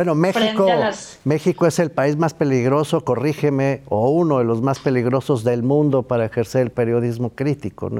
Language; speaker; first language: Spanish; native; Spanish